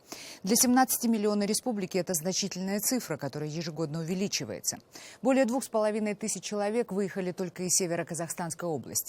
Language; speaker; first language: Russian; native; Russian